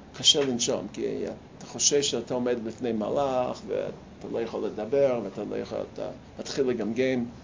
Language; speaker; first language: Hebrew; non-native, fluent; English